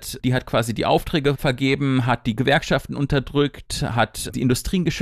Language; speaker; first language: German; native; German